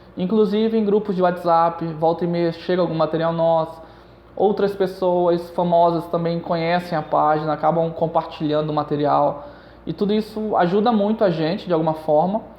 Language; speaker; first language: Portuguese; native; Portuguese